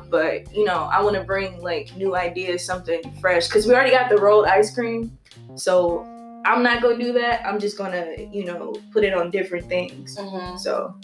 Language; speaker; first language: English; native; English